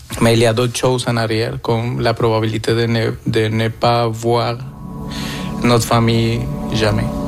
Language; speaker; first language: French; non-native, fluent; Spanish